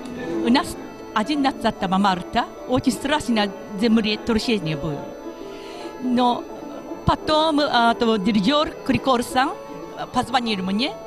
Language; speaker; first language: Russian; non-native, learner; Japanese